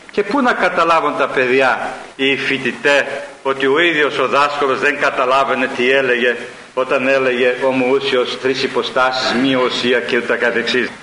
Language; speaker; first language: Greek; early bilingual, heritage; Greek